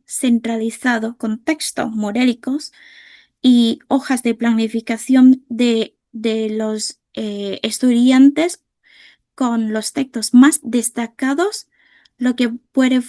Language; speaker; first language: Spanish; non-native, fluent; Vietnamese